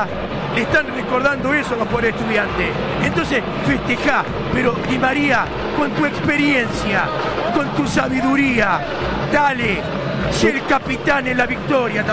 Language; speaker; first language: Spanish; native; Spanish